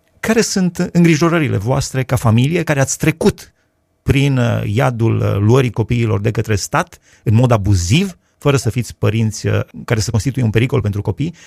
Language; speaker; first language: Romanian; native; Romanian